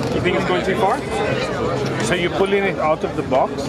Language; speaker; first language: English; native; English